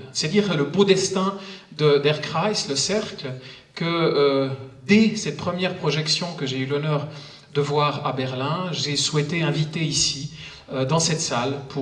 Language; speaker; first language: French; native; French